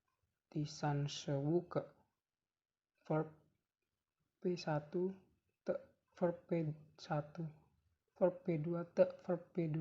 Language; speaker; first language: Chinese; non-native, learner; Indonesian